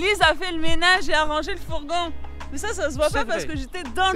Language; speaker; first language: French; native; French